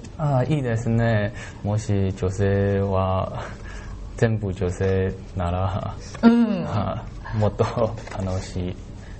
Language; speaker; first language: Japanese; non-native, learner; Chinese